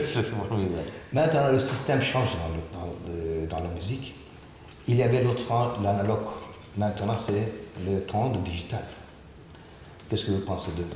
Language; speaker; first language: French; non-native, fluent; Turkish